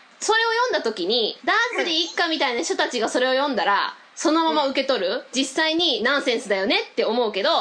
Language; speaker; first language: Japanese; native; Japanese